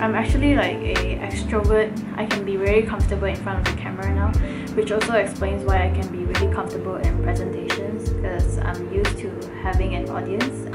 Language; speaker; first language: English; non-native, local second language; Chinese